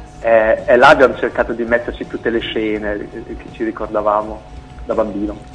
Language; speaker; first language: Italian; early bilingual, heritage; Italian